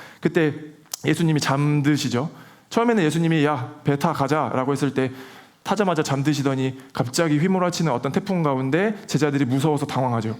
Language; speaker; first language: Korean; native; Korean